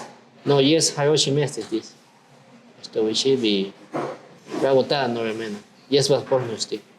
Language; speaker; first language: Russian; non-native, learner; Spanish